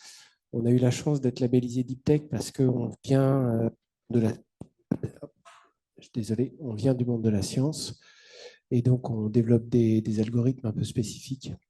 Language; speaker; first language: French; native; French